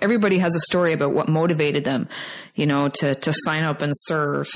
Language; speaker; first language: English; native; English